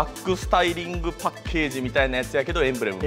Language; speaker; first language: Japanese; native; Japanese